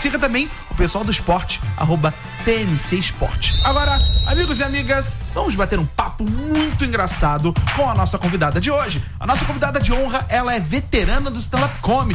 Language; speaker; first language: Portuguese; native; Portuguese